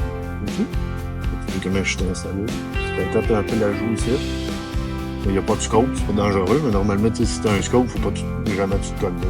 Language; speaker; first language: French; native; French